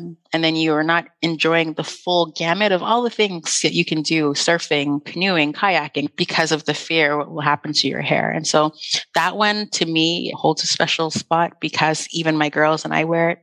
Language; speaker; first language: English; native; English